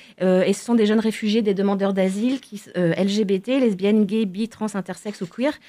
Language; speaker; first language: French; native; French